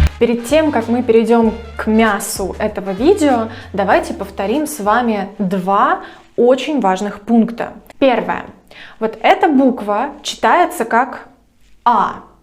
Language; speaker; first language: Russian; native; Russian